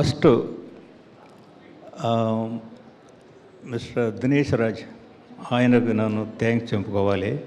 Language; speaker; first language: Telugu; non-native, learner; Tamil